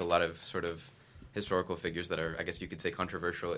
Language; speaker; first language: English; native; English